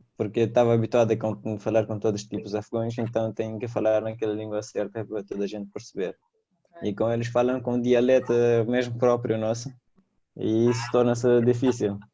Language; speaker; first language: Portuguese; non-native, fluent; Persian